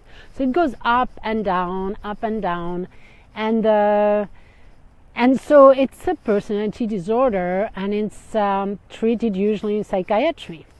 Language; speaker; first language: English; non-native, fluent; French